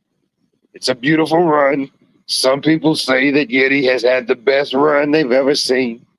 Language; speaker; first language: English; native; English